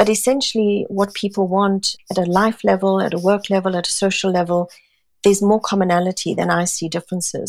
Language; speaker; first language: English; non-native, local second language; Italian